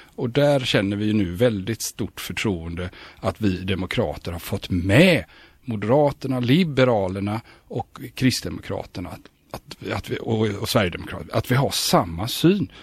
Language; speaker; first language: Swedish; native; Swedish